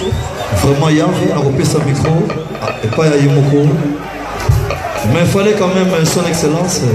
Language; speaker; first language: French; non-native, local second language; Lingala